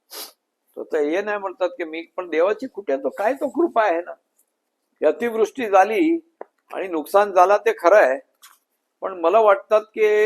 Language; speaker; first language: Marathi; non-native, local second language; Gujarati